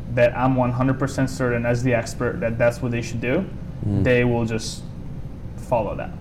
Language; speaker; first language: English; non-native, fluent; Italian